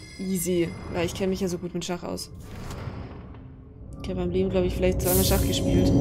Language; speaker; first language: German; native; German